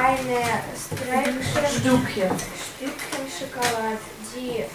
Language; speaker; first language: German; non-native, learner; Russian